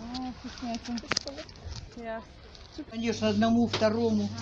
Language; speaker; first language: Russian; native; Russian